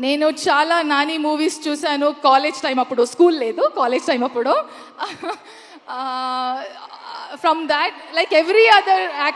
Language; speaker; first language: Telugu; non-native, learner; Kannada